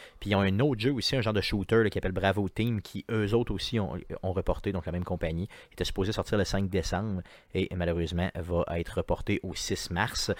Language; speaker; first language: French; native; French